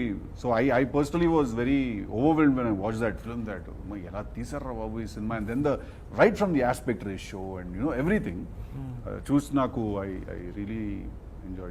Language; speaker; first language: Telugu; native; Telugu